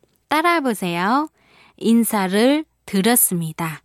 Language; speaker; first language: Korean; non-native, fluent; Vietnamese